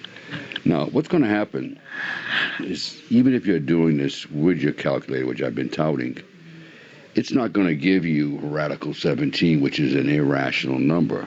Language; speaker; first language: English; native; English